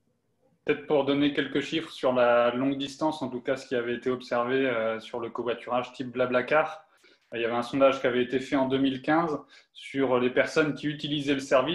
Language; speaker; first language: French; native; French